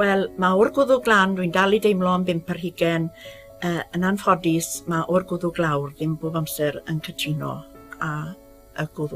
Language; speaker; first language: Welsh; native; Welsh